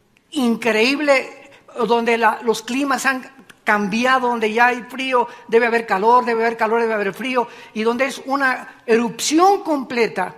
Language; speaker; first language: Spanish; native; Spanish